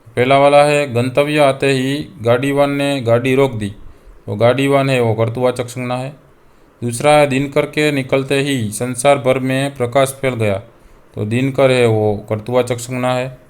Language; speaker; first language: Hindi; non-native, local second language; Gujarati